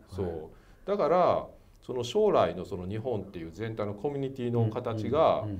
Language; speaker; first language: Japanese; native; Japanese